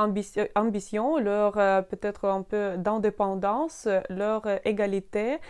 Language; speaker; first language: French; non-native, fluent; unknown